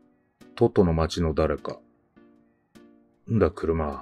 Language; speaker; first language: Japanese; native; Japanese